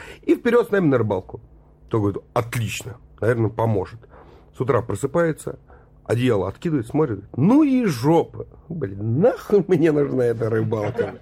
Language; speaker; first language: Russian; native; Russian